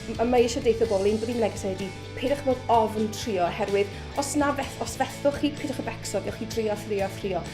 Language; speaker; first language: Welsh; native; Welsh